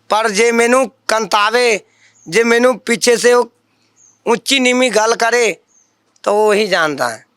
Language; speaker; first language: Hindi; non-native, local second language; Punjabi